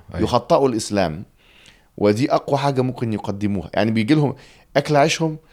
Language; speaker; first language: Arabic; early bilingual, heritage; Arabic